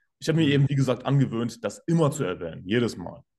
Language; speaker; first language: German; native; German